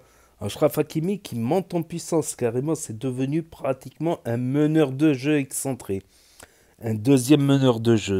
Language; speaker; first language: French; native; French